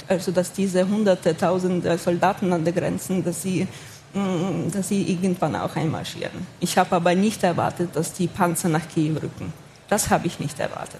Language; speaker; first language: German; non-native, fluent; Ukrainian